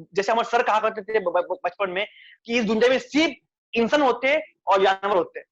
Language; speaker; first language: Hindi; non-native, local second language; Marathi